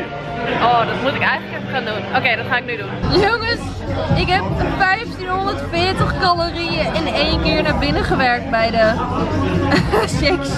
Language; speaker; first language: Dutch; native; Dutch